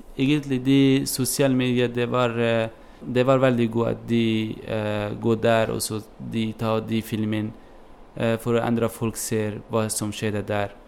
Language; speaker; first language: Norwegian; non-native, learner; Kurdish